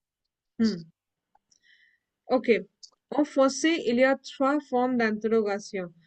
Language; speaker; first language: French; non-native, learner; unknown